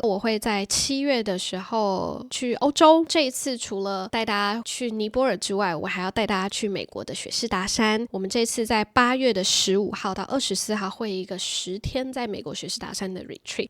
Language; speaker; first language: Chinese; native; Chinese